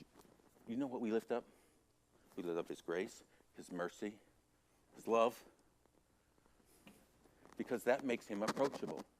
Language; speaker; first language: English; native; English